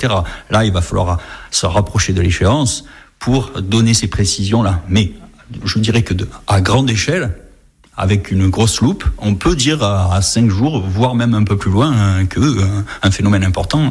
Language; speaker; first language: French; native; French